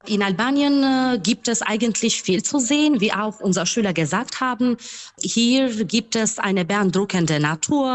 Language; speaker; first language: German; non-native, fluent; Albanian